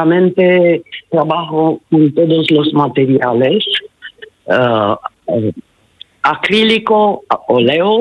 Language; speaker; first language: Spanish; non-native, learner; Italian